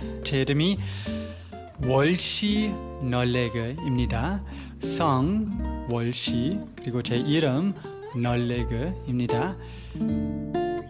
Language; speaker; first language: Korean; non-native, fluent; English